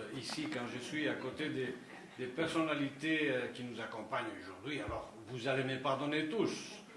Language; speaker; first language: French; non-native, fluent; Spanish